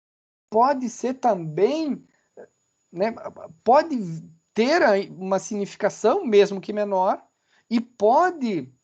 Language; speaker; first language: Portuguese; native; Portuguese